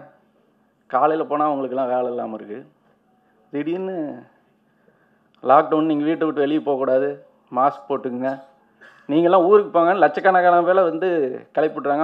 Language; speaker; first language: Tamil; native; Tamil